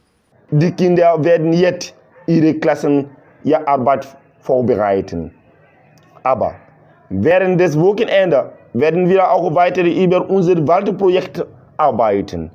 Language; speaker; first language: German; non-native, learner; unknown